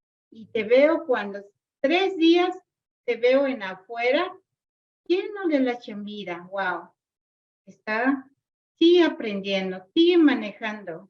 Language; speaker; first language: Spanish; non-native, local second language; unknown